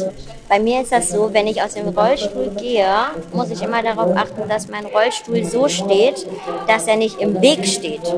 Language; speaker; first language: German; native; German